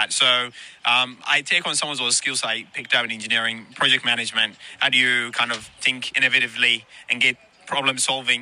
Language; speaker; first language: English; native; English